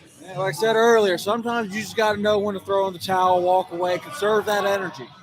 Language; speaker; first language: English; native; English